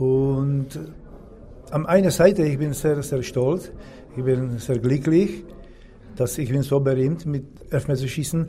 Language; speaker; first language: German; non-native, learner; Czech